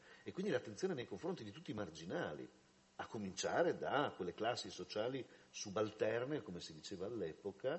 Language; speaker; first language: Italian; native; Italian